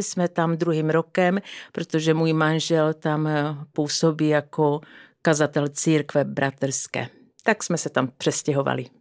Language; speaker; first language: Czech; non-native, local second language; Polish